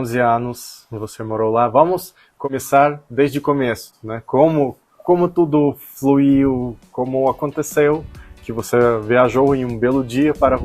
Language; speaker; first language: Portuguese; non-native, fluent; Russian